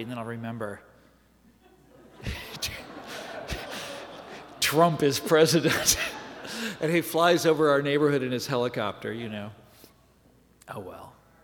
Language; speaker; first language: English; native; English